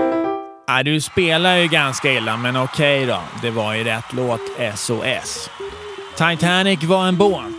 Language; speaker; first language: Swedish; native; Swedish